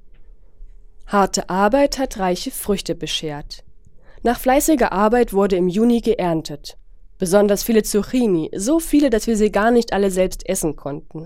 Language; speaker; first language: German; non-native, fluent; Chinese